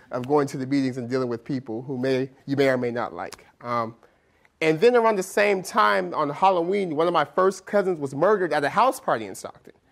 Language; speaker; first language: English; native; English